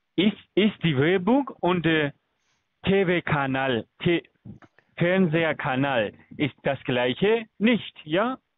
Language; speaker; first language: German; early bilingual, other home language; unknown